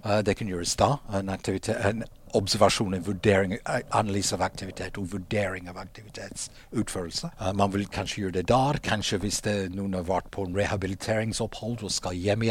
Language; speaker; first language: Norwegian; non-native, fluent; English